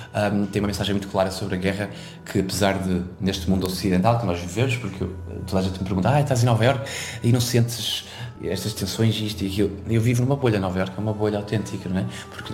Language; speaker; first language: Portuguese; native; Portuguese